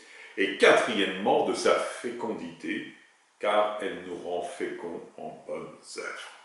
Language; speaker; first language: French; native; French